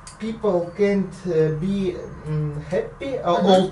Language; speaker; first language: English; non-native, learner; Russian